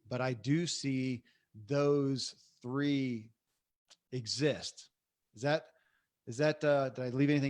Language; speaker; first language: English; native; English